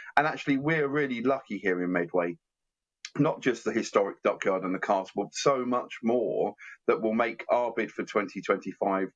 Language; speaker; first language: English; native; English